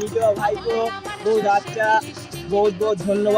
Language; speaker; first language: Hindi; non-native, local second language; Bangla